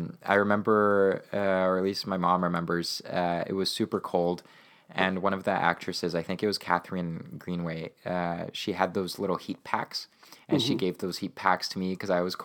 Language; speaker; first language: English; non-native, fluent; Ukrainian